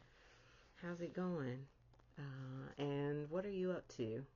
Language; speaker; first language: English; native; English